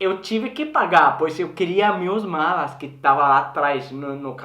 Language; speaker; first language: Portuguese; non-native, learner; Swedish